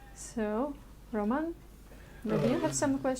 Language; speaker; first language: English; non-native, learner; Russian